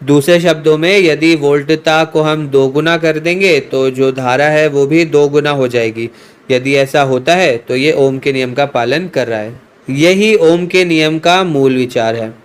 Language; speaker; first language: Hindi; native; Hindi